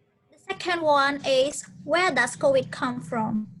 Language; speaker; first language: English; non-native, learner; Khmer